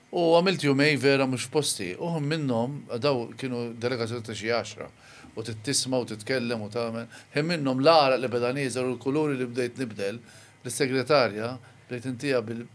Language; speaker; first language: Maltese; native; Maltese